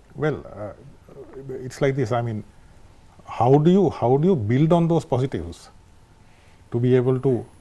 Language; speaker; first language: English; non-native, local second language; Sinhala